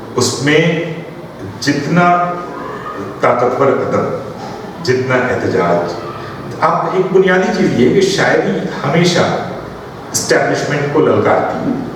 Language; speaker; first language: Urdu; native; Urdu